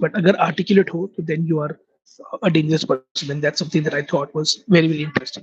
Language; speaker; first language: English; non-native, local second language; Hindi